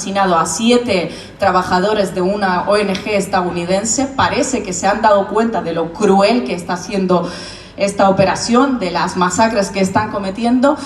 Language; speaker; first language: Spanish; non-native, fluent; Russian